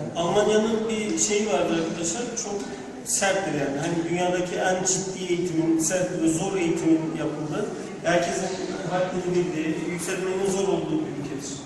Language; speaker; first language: Turkish; native; Turkish